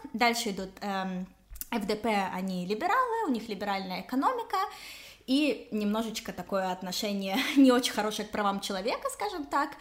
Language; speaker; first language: Russian; native; Russian